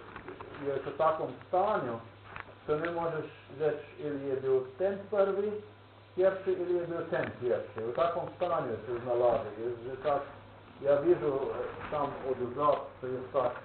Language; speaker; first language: Polish; non-native, learner; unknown